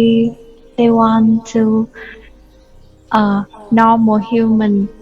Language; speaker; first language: English; non-native, learner; Vietnamese